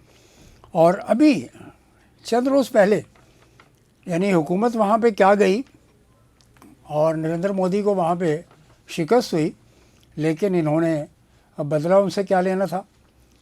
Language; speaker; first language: Urdu; native; Urdu